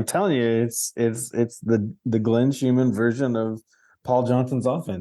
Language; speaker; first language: English; native; English